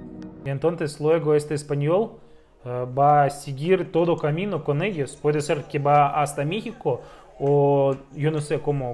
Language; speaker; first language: Spanish; non-native, fluent; Russian